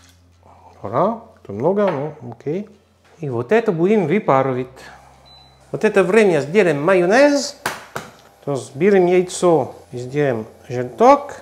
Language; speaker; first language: Russian; non-native, learner; French